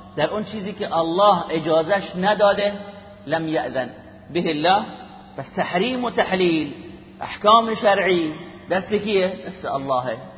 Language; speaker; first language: Persian; native; Persian